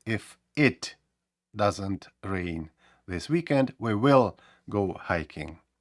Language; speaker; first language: English; non-native, fluent; Ukrainian